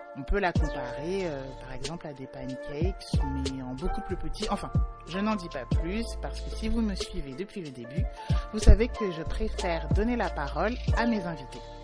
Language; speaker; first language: French; native; French